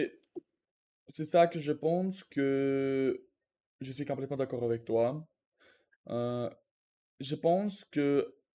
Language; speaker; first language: French; non-native, learner; Russian